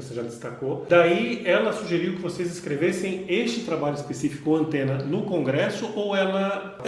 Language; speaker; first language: Portuguese; native; Portuguese